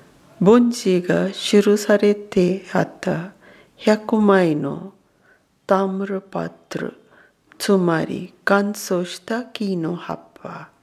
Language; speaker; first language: Japanese; non-native, fluent; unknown